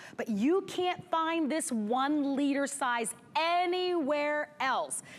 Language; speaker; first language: English; native; English